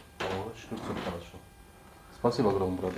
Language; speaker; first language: Russian; non-native, fluent; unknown